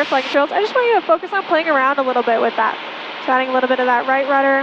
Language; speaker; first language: English; native; English